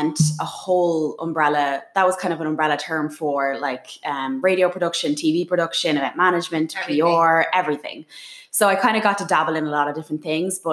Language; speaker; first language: English; native; English